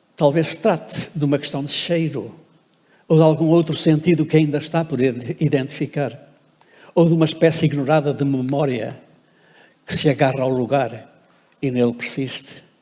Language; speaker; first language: Portuguese; native; Portuguese